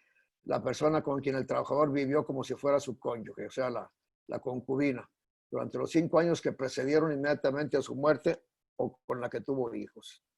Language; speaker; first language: Spanish; native; Spanish